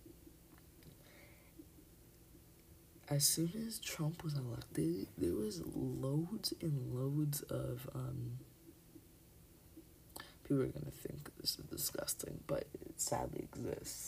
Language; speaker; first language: English; native; English